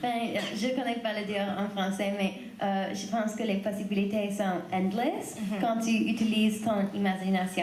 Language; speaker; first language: French; non-native, learner; English